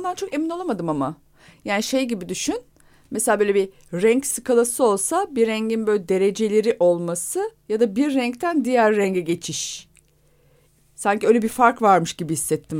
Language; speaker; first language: Turkish; native; Turkish